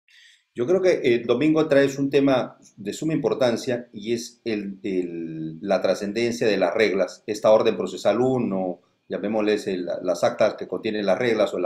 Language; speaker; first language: Spanish; native; Spanish